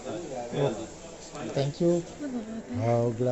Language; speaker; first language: English; non-native, learner; Brahui